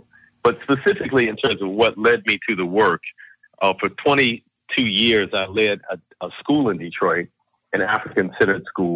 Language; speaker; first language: English; native; English